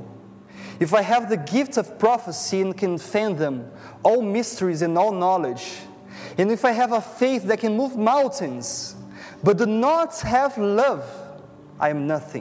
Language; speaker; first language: English; non-native, fluent; Portuguese